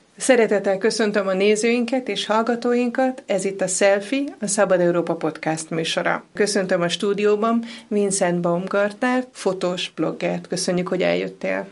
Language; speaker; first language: Hungarian; native; Hungarian